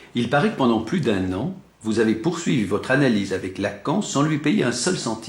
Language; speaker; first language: French; native; French